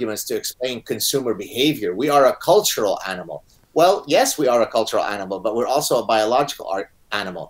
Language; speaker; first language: English; non-native, fluent; Arabic